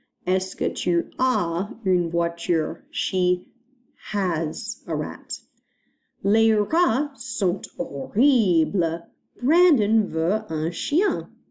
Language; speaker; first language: French; non-native, fluent; English